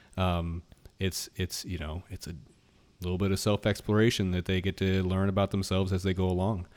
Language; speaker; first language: English; native; English